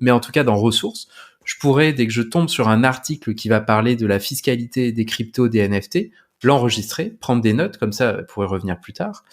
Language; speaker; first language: French; native; French